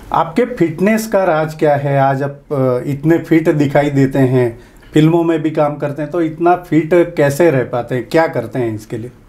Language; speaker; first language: Hindi; native; Hindi